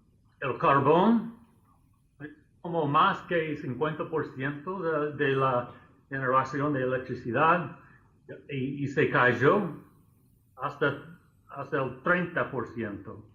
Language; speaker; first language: Spanish; non-native, fluent; English